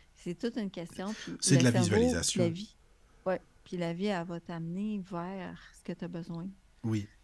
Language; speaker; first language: French; native; French